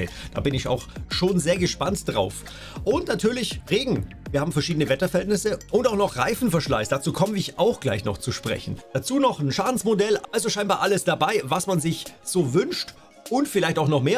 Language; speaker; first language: German; native; German